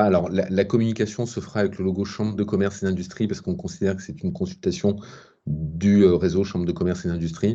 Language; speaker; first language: French; native; French